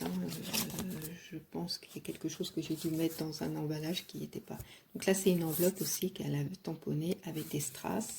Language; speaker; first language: French; native; French